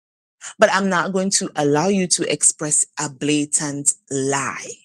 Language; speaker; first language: English; native; English